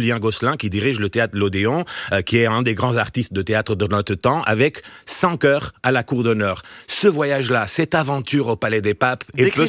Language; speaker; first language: French; non-native, fluent; Portuguese